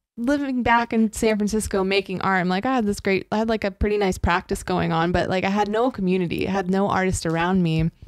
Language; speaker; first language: English; native; English